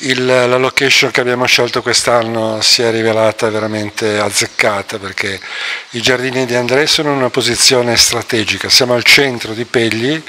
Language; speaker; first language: Italian; native; Italian